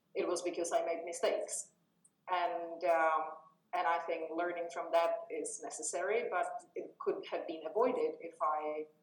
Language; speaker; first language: English; non-native, fluent; Czech